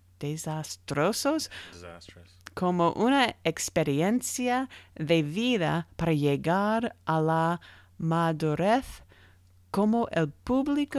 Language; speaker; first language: Spanish; non-native, learner; English